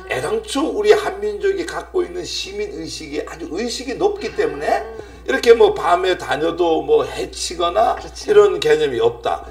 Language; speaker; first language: Korean; native; Korean